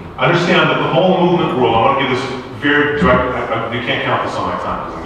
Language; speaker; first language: English; native; English